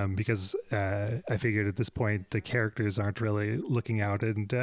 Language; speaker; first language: English; native; English